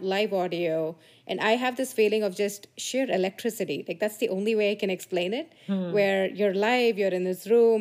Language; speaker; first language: English; non-native, local second language; Tamil